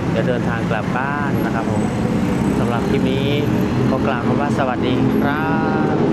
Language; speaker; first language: Thai; native; Thai